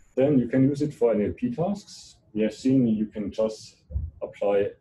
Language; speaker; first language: English; non-native, fluent; German